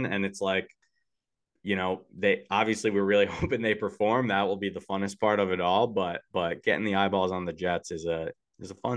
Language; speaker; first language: English; native; English